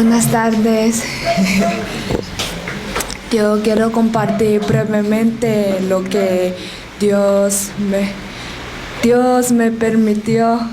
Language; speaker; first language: Spanish; non-native, learner; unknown